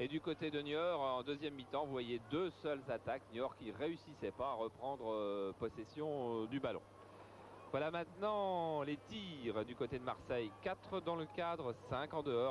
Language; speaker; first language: French; native; French